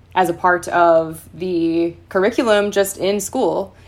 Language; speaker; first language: English; native; English